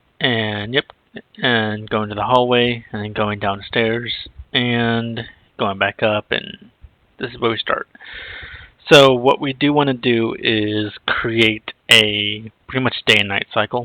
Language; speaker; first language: English; native; English